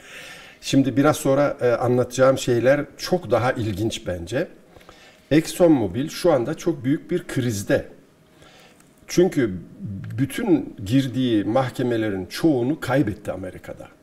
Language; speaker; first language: Turkish; native; Turkish